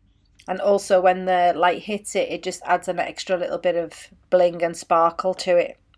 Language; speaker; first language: English; native; English